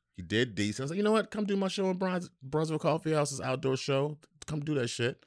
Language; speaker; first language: English; native; English